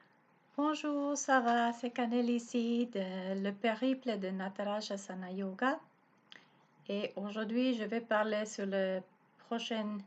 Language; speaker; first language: French; non-native, learner; Spanish